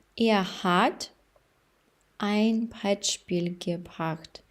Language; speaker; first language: German; non-native, fluent; Ukrainian